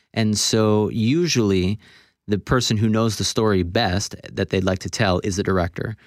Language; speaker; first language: English; native; English